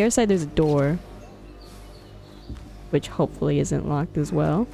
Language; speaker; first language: English; native; English